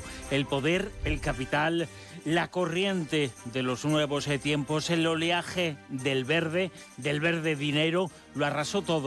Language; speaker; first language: Spanish; native; Spanish